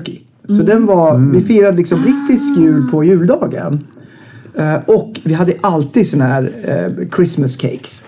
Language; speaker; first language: Swedish; native; Swedish